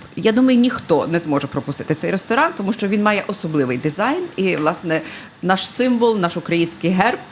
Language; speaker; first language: Ukrainian; native; Ukrainian